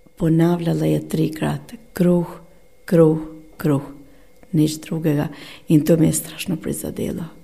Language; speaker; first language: Slovenian; non-native, fluent; Albanian